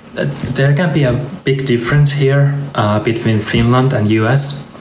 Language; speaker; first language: English; non-native, fluent; Finnish